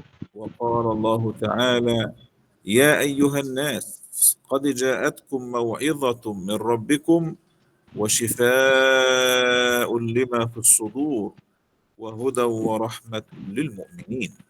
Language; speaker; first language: Arabic; native; Arabic